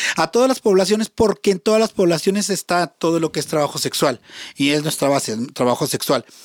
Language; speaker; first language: Spanish; native; Spanish